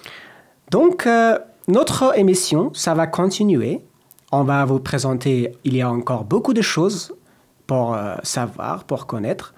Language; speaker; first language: French; non-native, learner; Persian